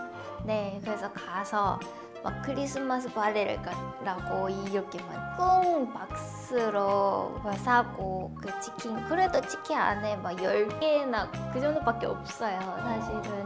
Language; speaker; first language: Korean; non-native, fluent; Japanese